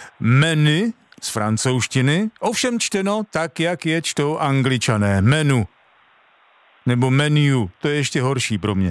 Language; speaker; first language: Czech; native; Czech